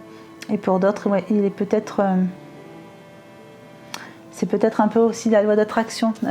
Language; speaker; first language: French; native; French